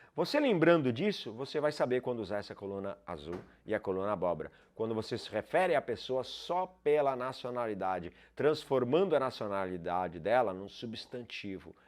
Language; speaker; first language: Portuguese; non-native, fluent; English